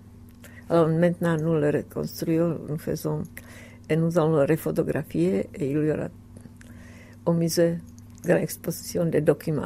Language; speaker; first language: French; non-native, fluent; Czech